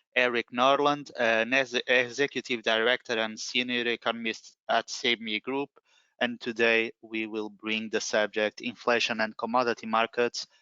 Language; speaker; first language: English; non-native, fluent; Portuguese